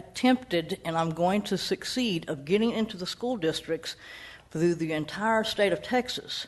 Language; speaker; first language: English; native; English